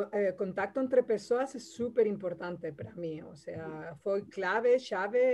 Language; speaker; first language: Portuguese; non-native, learner; Spanish